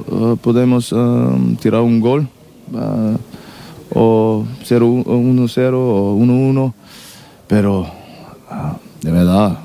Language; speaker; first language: Spanish; non-native, learner; German